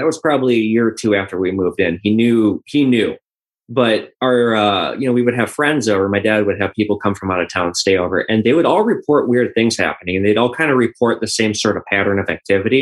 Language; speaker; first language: English; native; English